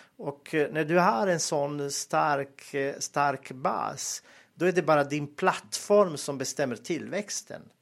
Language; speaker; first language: Swedish; non-native, fluent; Serbian